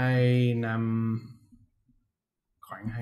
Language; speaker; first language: Vietnamese; non-native, learner; English